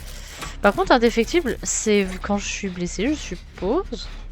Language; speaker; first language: French; native; French